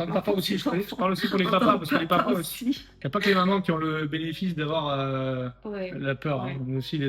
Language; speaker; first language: French; native; French